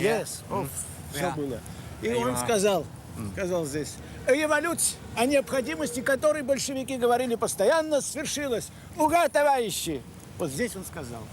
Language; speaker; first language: Russian; native; Russian